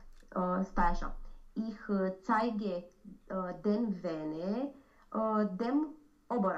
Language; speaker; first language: German; non-native, learner; Romanian